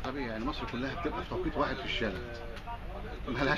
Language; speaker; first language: Arabic; native; Arabic